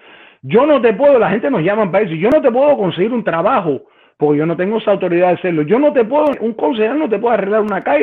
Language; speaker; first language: Spanish; native; Spanish